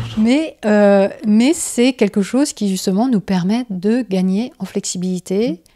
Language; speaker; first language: French; native; French